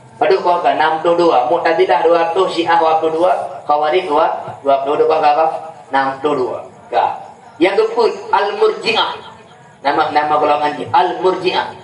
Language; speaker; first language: Malay; non-native, local second language; Achinese